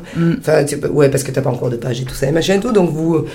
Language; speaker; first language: French; early bilingual, heritage; Italian